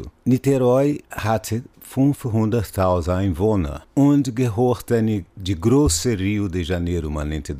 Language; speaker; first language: German; non-native, fluent; Portuguese